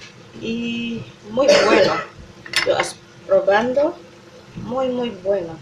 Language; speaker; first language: Spanish; non-native, learner; Indonesian